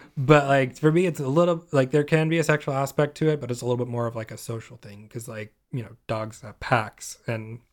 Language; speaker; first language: English; native; English